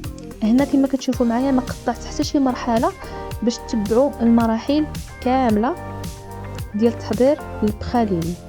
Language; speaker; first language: Arabic; native; Arabic